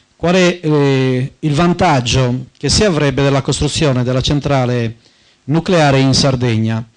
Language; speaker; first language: Italian; native; Italian